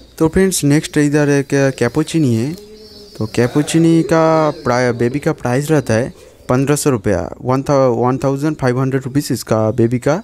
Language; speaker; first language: Hindi; non-native, local second language; Bangla